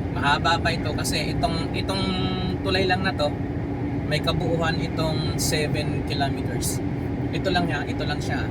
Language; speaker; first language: Filipino; non-native, local second language; Cebuano